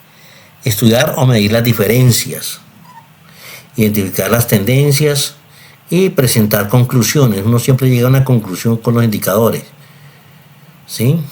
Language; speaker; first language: Spanish; native; Spanish